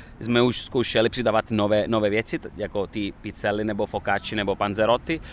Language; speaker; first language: Czech; non-native, fluent; Italian